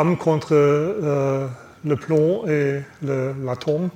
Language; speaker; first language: French; non-native, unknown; German